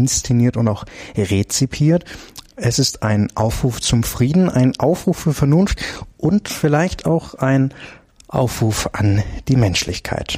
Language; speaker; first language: German; native; German